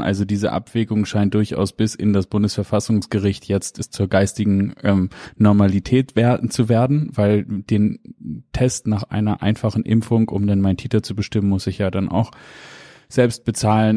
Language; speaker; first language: German; native; German